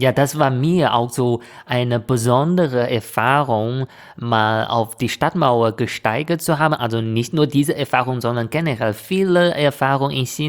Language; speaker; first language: German; non-native, fluent; Chinese